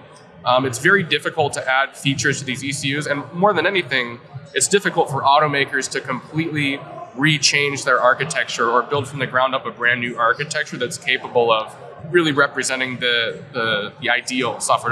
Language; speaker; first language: English; native; English